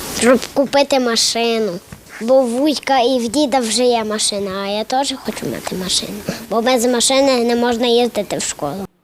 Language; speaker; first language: Ukrainian; native; Ukrainian